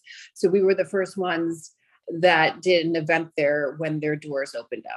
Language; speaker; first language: English; early bilingual, other home language; Greek